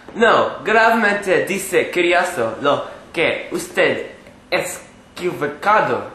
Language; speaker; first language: Spanish; non-native, learner; English